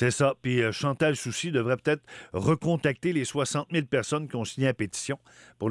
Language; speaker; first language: French; native; French